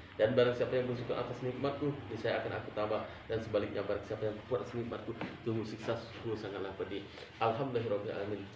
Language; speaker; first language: Indonesian; non-native, local second language; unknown